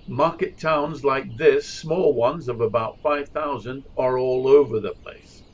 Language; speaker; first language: English; native; English